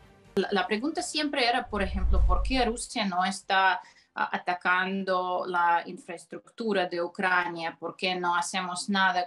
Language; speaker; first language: Spanish; non-native, fluent; Russian